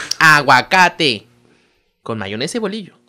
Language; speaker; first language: Spanish; native; Spanish